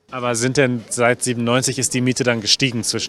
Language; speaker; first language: German; native; German